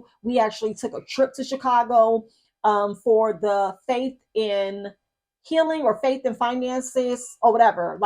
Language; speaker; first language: English; native; English